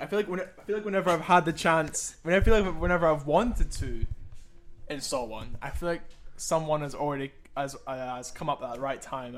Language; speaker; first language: English; native; English